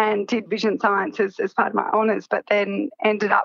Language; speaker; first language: English; native; English